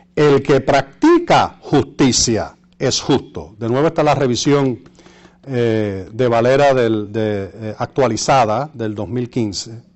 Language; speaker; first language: Spanish; early bilingual, heritage; Spanish